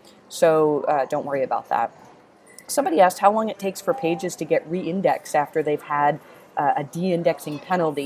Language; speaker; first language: English; native; English